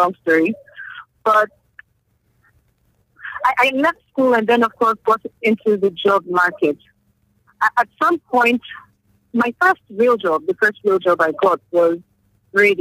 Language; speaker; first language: English; non-native, local second language; Yoruba